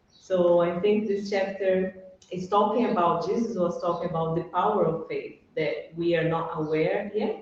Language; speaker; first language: English; non-native, fluent; Portuguese